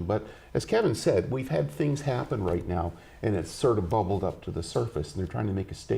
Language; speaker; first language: English; native; English